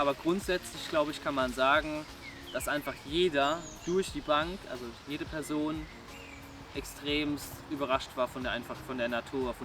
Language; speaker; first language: German; native; German